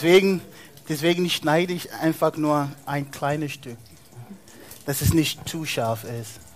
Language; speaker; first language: German; non-native, fluent; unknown